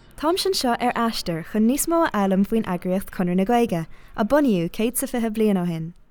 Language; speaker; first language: Irish; non-native, local second language; English